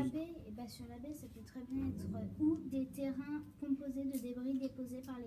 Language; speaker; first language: French; native; French